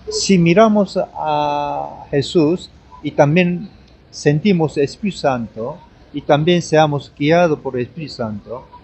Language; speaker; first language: Spanish; non-native, learner; Korean